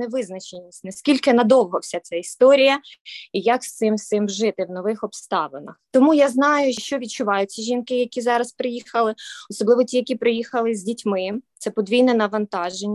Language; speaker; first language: Ukrainian; native; Ukrainian